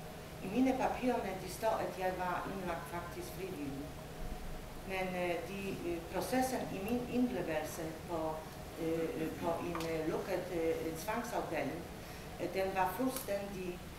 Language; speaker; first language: Danish; non-native, fluent; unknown